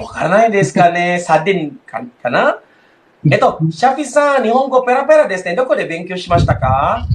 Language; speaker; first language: Japanese; non-native, fluent; Malay